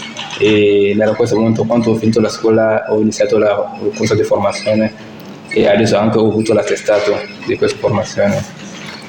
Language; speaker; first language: Italian; non-native, learner; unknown